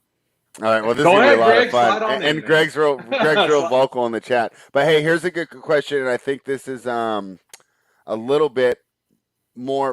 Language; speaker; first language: English; native; English